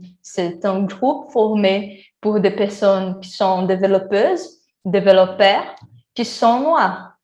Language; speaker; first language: French; non-native, learner; Portuguese